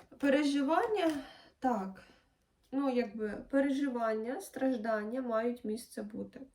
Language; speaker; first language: Ukrainian; non-native, local second language; Russian